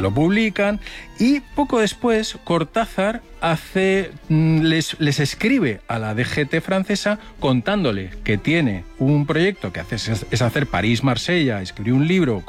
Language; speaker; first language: Spanish; native; Spanish